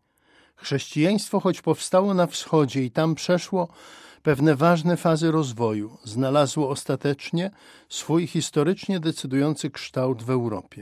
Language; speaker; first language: Polish; native; Polish